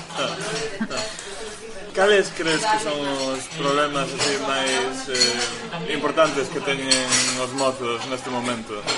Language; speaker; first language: Galician; native; Galician